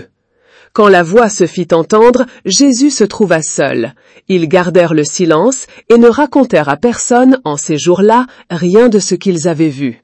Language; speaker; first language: French; native; French